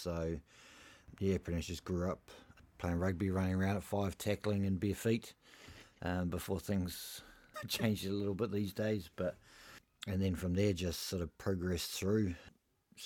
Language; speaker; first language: English; native; English